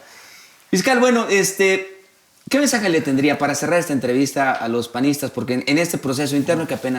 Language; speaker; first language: Spanish; native; Spanish